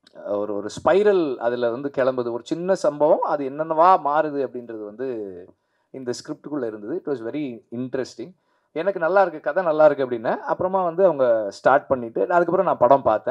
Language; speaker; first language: Tamil; native; Tamil